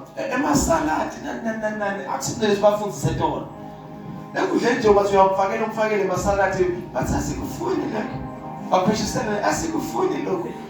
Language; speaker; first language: Zulu; non-native, local second language; Swati